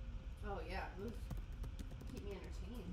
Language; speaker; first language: English; native; English